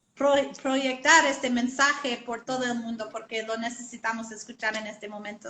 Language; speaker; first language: Spanish; non-native, learner; English